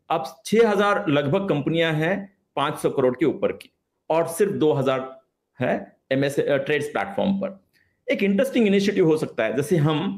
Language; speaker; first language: Hindi; non-native, local second language; Marathi